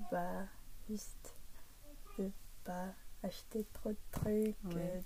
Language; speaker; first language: French; early bilingual, heritage; English